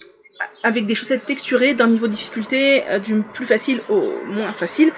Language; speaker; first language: French; native; French